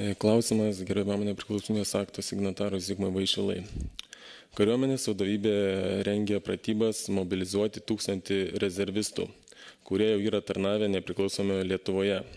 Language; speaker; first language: Lithuanian; native; Lithuanian